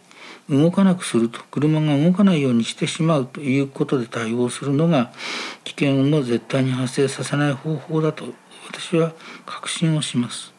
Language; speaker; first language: Japanese; native; Japanese